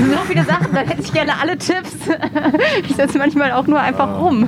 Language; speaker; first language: German; native; German